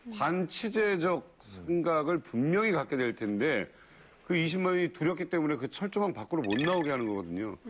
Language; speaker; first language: Korean; native; Korean